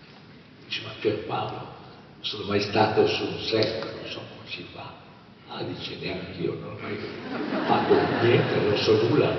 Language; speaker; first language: Italian; native; Italian